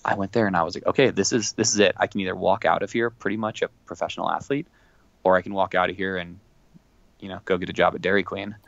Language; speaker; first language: English; native; English